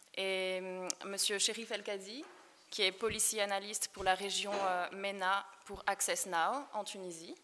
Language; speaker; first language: French; native; French